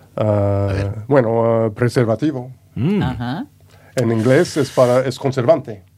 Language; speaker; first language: Spanish; non-native, fluent; English